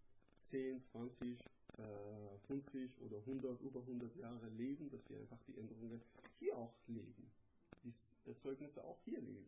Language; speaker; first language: German; non-native, learner; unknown